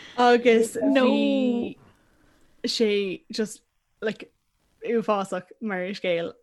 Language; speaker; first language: Irish; non-native, local second language; English